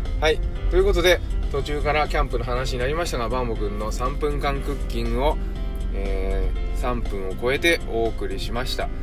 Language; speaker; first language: Japanese; native; Japanese